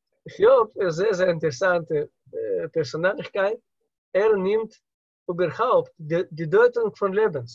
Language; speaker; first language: German; non-native, learner; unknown